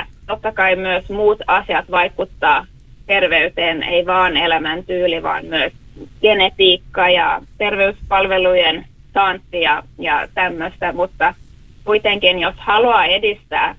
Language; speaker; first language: Finnish; non-native, local second language; Swedish